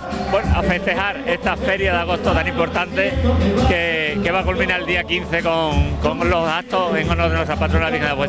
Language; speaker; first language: Spanish; native; Spanish